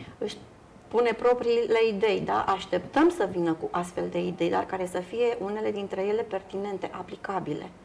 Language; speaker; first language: Romanian; native; Romanian